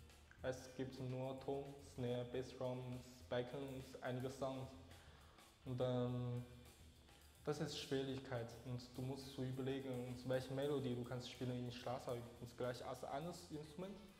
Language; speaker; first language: German; non-native, learner; Chinese